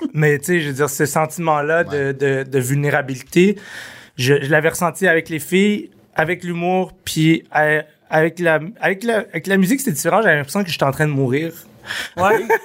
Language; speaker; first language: French; early bilingual, other home language; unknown